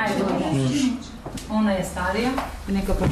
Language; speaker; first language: Serbian; native; Serbian